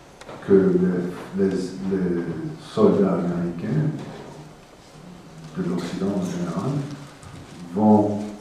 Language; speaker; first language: French; non-native, fluent; English